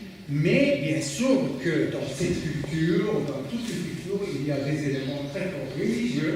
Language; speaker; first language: French; non-native, fluent; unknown